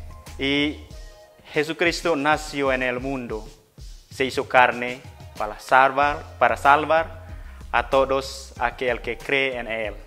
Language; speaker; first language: Spanish; non-native, fluent; Indonesian